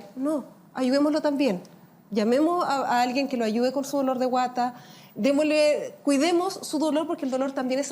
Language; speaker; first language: Spanish; native; Spanish